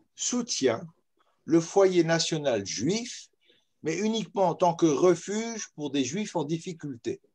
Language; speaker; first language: French; native; French